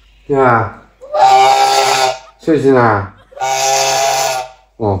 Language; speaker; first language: Chinese; native; Chinese